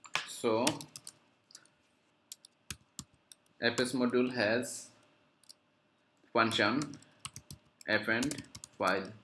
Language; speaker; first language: English; non-native, learner; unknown